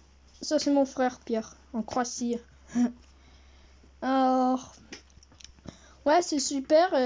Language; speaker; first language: French; early bilingual, heritage; French